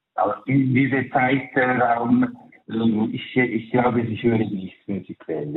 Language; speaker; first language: German; early bilingual, heritage; Italian